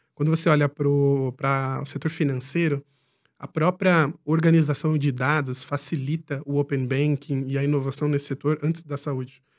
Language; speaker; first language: Portuguese; native; Portuguese